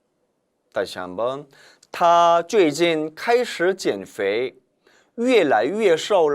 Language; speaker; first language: Chinese; non-native, fluent; Korean